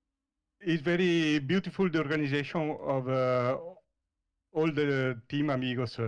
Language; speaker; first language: English; non-native, learner; Italian